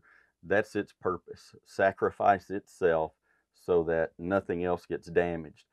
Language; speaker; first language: English; native; English